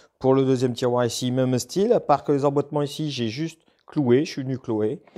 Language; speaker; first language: French; native; French